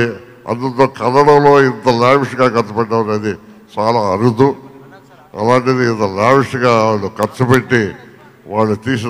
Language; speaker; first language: Telugu; native; Telugu